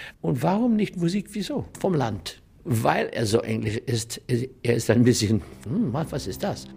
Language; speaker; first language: German; non-native, learner; English